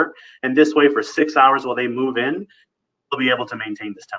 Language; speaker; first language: English; native; English